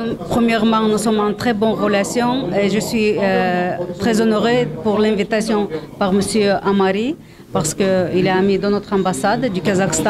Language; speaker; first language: French; non-native, fluent; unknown